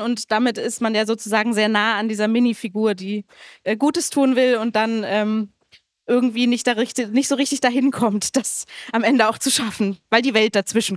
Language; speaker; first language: German; native; German